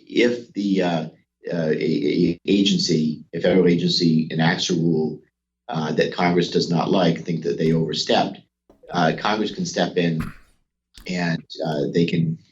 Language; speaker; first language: English; native; English